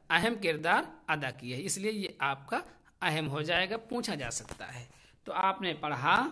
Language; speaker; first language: Hindi; native; Hindi